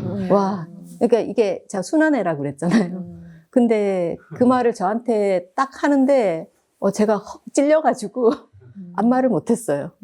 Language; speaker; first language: Korean; native; Korean